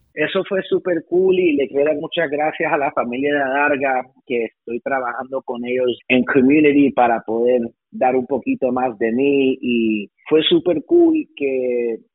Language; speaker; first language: Spanish; early bilingual, heritage; Spanish